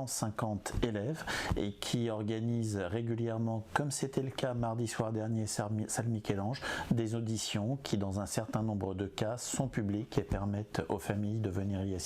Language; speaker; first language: French; native; French